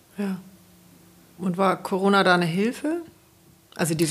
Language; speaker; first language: German; native; German